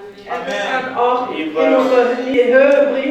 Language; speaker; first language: German; non-native, learner; French